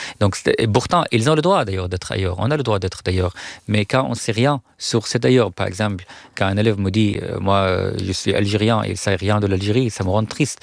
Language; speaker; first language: French; non-native, fluent; Arabic